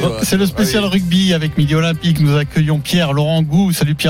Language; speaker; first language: French; native; French